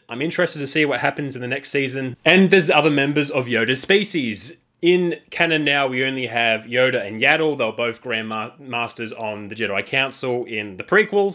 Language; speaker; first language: English; native; English